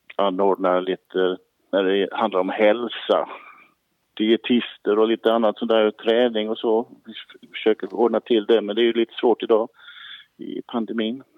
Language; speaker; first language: Swedish; native; Swedish